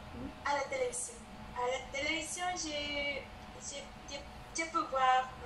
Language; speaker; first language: French; non-native, learner; Spanish